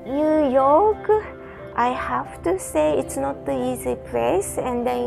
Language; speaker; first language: English; non-native, fluent; Japanese